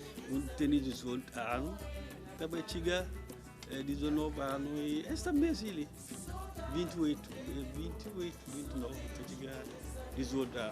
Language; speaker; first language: Portuguese; non-native, learner; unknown